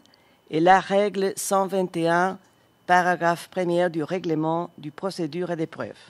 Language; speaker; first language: French; non-native, fluent; Spanish